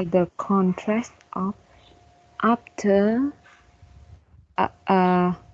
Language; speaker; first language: English; non-native, learner; Vietnamese